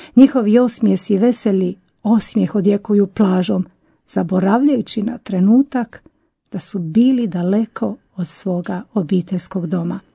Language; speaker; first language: Croatian; native; Croatian